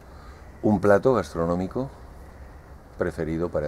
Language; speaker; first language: Spanish; native; Spanish